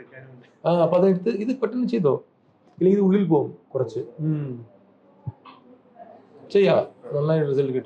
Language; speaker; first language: Malayalam; non-native, local second language; Tamil